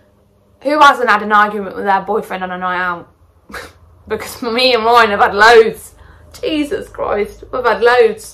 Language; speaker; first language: English; native; English